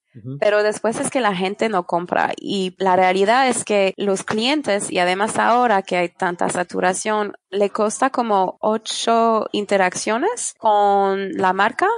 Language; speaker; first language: Spanish; non-native, fluent; French